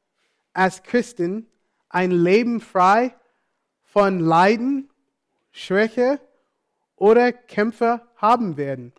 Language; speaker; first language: German; non-native, fluent; English